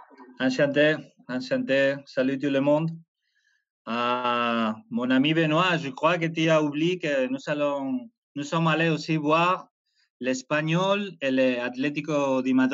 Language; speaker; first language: French; non-native, fluent; Spanish